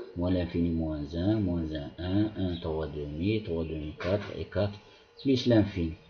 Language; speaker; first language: French; non-native, local second language; Arabic